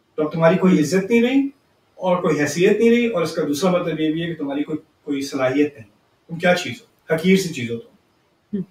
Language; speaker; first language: Urdu; early bilingual, heritage; Urdu